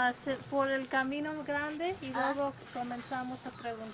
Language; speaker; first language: Spanish; non-native, fluent; English